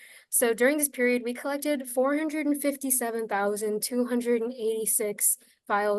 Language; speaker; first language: English; native; English